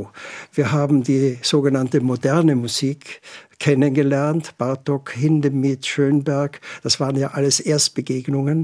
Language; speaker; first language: German; native; German